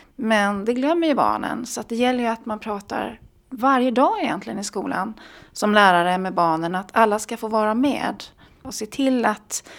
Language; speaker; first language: Swedish; native; Swedish